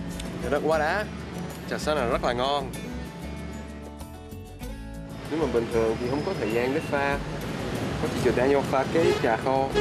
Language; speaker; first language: Vietnamese; non-native, fluent; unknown